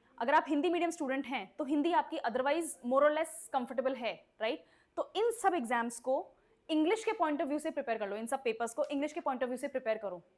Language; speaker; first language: Hindi; native; Hindi